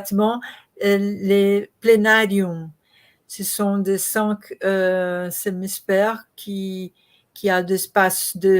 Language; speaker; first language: French; non-native, learner; Portuguese